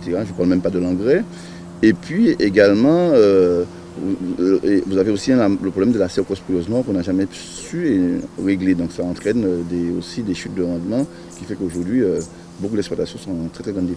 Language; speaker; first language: French; native; French